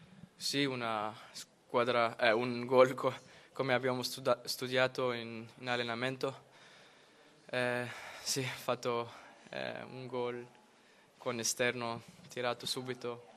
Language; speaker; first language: Italian; non-native, fluent; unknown